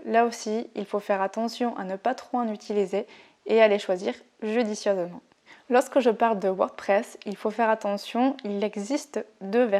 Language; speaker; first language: French; native; French